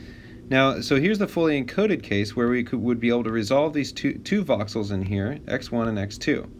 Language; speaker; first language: English; native; English